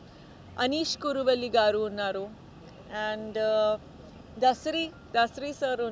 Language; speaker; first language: Telugu; non-native, fluent; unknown